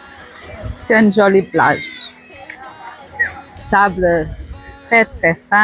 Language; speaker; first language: French; non-native, learner; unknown